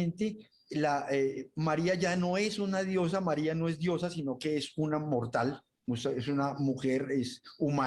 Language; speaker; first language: Spanish; native; Spanish